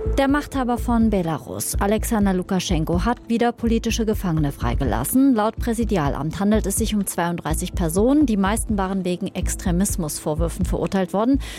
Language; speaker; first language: German; native; German